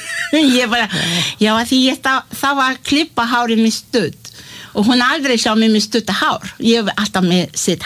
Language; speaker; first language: Icelandic; non-native, learner; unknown